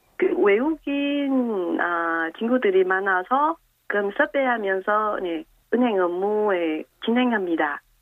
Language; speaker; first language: Korean; non-native, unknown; Vietnamese